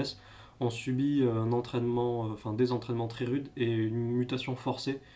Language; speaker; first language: French; native; French